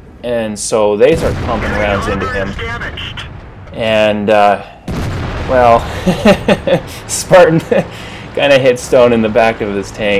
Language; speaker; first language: English; native; English